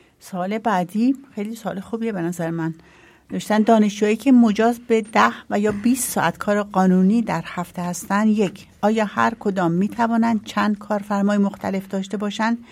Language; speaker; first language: Persian; native; Persian